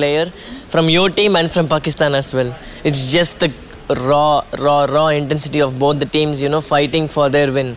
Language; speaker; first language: English; non-native, local second language; Tamil